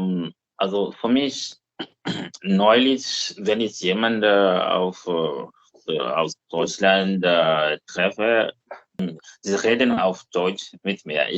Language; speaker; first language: German; non-native, fluent; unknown